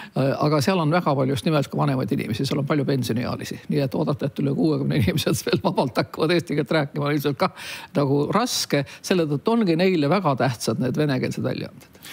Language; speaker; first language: Estonian; native; Estonian